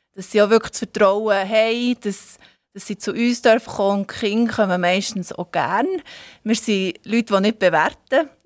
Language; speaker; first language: German; native; German